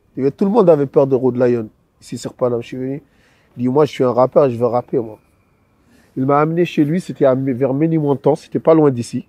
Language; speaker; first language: French; non-native, local second language; Wolof